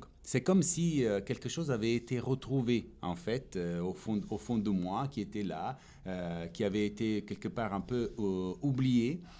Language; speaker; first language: French; non-native, fluent; Italian